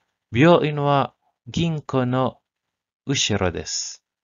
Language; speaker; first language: Japanese; non-native, learner; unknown